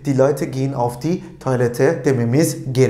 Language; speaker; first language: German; non-native, fluent; Turkish